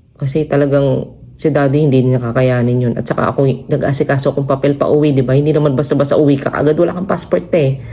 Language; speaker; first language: Filipino; non-native, local second language; Cebuano